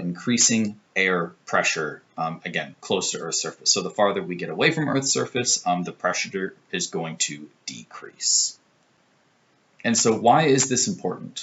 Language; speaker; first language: English; native; English